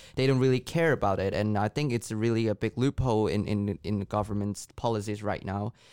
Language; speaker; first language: English; non-native, local second language; Cantonese